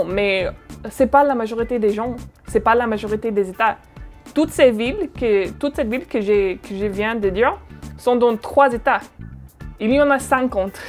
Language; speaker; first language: French; non-native, fluent; English